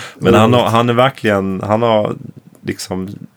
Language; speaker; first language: Swedish; native; Swedish